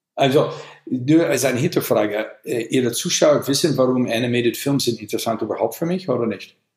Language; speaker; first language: German; non-native, fluent; English